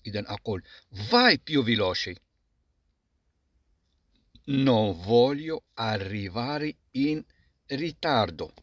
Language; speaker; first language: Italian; non-native, fluent; Arabic